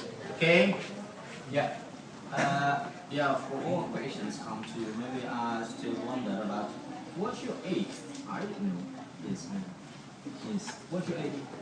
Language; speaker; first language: English; non-native, learner; Indonesian